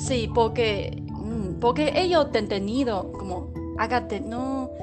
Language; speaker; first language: Spanish; non-native, learner; Chinese